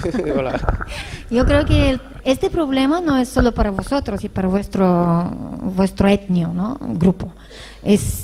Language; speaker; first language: Spanish; non-native, fluent; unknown